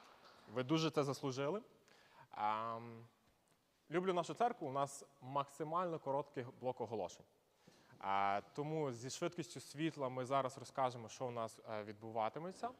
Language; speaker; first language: Ukrainian; native; Ukrainian